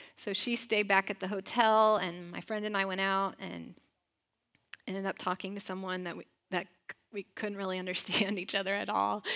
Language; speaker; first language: English; native; English